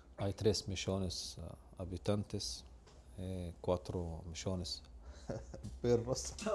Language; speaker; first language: Spanish; non-native, learner; Arabic